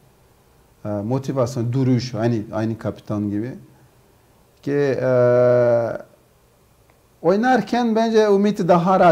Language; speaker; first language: Turkish; non-native, learner; Portuguese